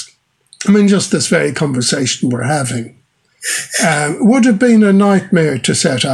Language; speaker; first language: English; native; English